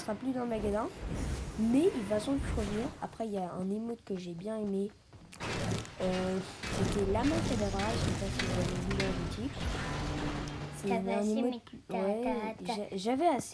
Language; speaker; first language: French; native; French